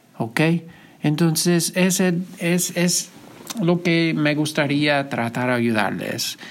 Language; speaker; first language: Spanish; non-native, fluent; English